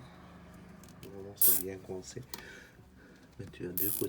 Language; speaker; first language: French; non-native, fluent; Dutch